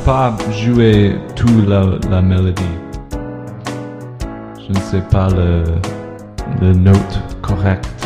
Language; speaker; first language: French; non-native, learner; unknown